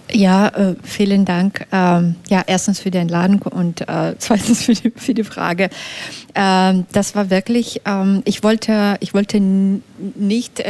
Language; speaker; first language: German; non-native, fluent; Belarusian